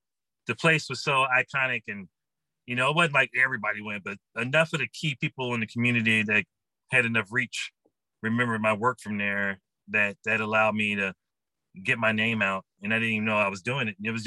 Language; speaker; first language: English; native; English